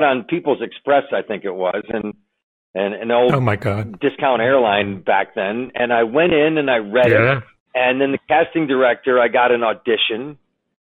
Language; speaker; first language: English; native; English